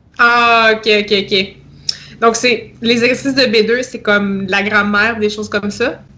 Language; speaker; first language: French; native; French